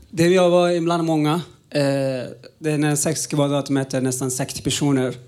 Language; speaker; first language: Swedish; non-native, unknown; Uzbek